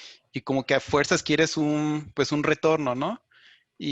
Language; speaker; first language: Spanish; native; Spanish